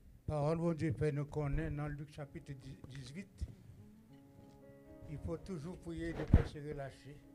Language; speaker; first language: French; non-native, local second language; Haitian Creole